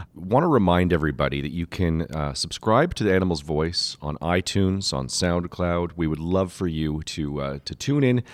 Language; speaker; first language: English; native; English